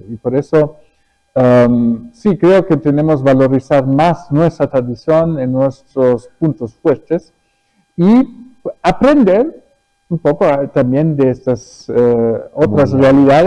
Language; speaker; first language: Spanish; early bilingual, other home language; German